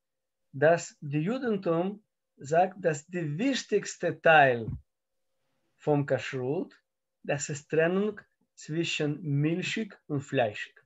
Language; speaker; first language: German; non-native, learner; Russian